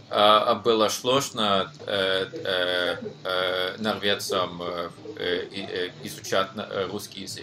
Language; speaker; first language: Russian; non-native, learner; Norwegian